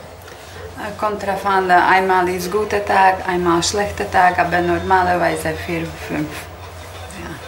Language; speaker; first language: German; non-native, learner; Slovak